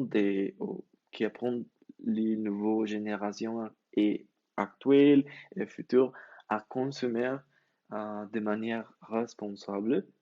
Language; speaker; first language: French; non-native, learner; Spanish